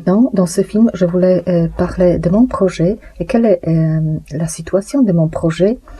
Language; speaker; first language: French; non-native, fluent; Polish